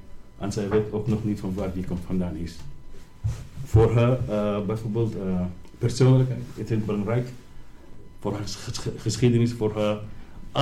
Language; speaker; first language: Dutch; non-native, learner; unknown